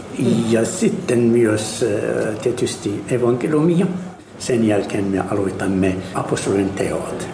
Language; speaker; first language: Finnish; non-native, fluent; Arabic